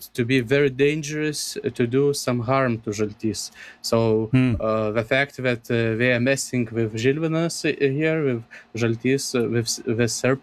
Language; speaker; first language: English; non-native, fluent; Lithuanian